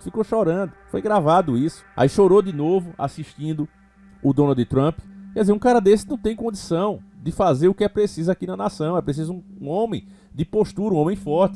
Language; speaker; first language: Portuguese; native; Portuguese